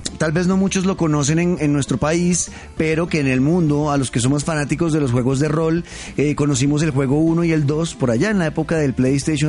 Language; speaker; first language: Spanish; native; Spanish